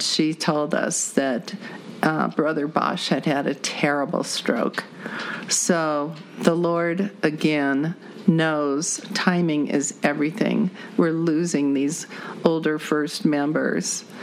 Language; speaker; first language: English; native; English